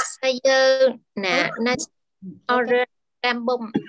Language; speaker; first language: Indonesian; non-native, learner; Vietnamese